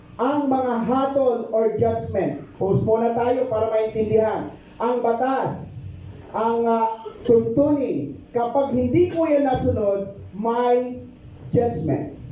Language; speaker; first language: Filipino; non-native, local second language; Pampanga